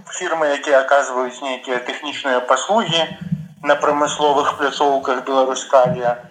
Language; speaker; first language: Belarusian; non-native, local second language; Russian